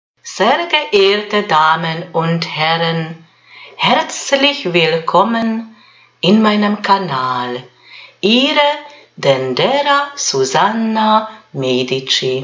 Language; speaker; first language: German; non-native, fluent; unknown